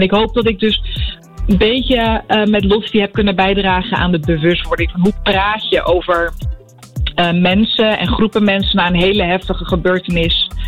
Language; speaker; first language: Dutch; early bilingual, other home language; Arabic